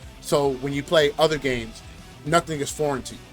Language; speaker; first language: English; native; English